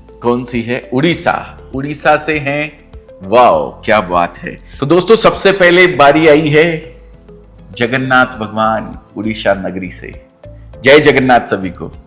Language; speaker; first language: Hindi; native; Hindi